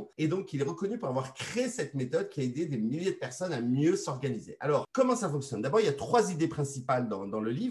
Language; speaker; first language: French; native; French